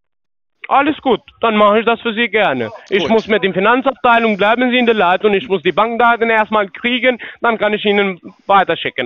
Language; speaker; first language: German; non-native, learner; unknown